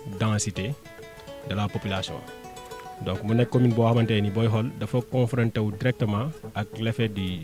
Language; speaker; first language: Wolof; native; Wolof